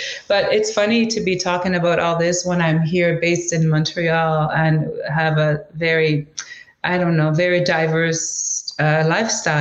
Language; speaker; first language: English; non-native, fluent; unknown